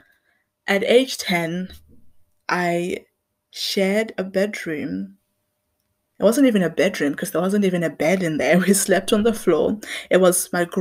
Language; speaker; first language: English; non-native, local second language; Shona